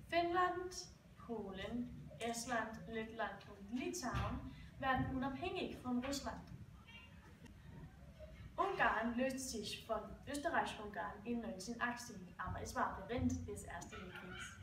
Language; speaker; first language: German; non-native, learner; Danish